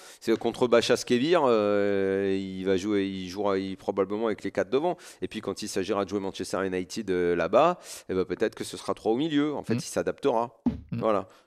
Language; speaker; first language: French; native; French